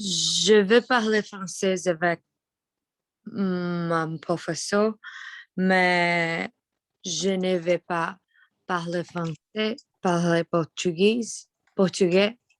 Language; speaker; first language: French; non-native, learner; Portuguese